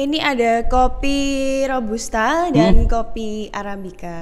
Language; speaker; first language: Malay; non-native, local second language; Javanese